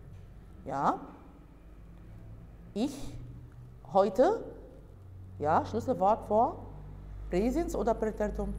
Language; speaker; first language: German; non-native, fluent; Arabic